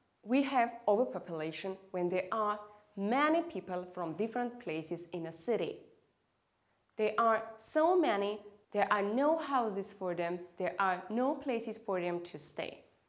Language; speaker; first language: English; non-native, fluent; Armenian